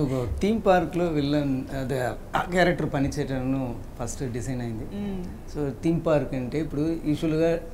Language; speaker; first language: Telugu; non-native, learner; Tamil